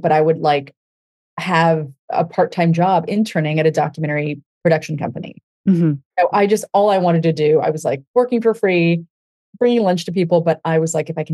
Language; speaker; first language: English; native; English